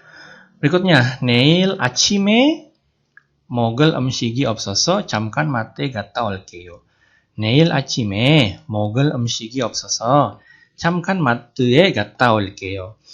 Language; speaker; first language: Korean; non-native, fluent; Indonesian